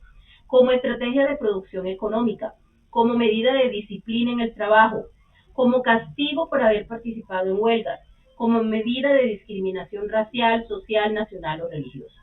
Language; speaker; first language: Spanish; native; Spanish